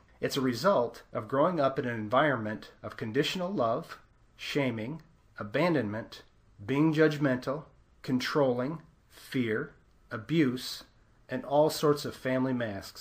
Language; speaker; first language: English; native; English